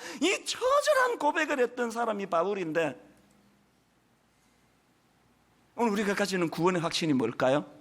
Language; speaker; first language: Korean; native; Korean